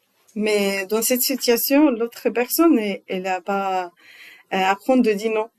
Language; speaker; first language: French; non-native, learner; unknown